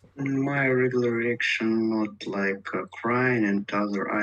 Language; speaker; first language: English; non-native, learner; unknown